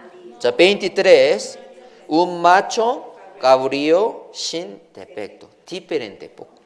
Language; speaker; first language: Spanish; non-native, learner; Korean